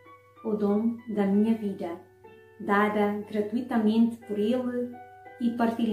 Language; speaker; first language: Portuguese; non-native, fluent; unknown